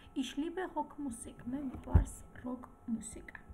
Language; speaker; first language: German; non-native, fluent; Georgian